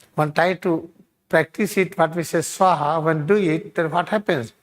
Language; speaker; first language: English; non-native, local second language; Hindi